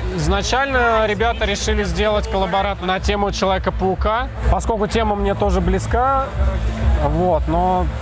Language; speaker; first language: Russian; native; Russian